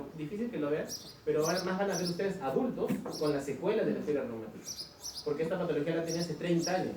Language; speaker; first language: Spanish; native; Spanish